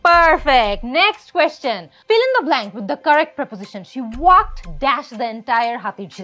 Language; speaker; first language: English; non-native, local second language; Bangla